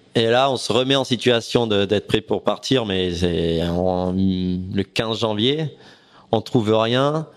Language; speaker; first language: French; native; French